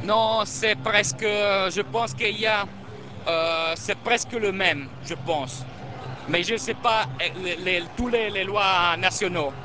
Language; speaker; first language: French; non-native, learner; Italian